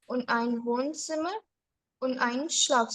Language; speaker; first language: German; non-native, learner; Hindi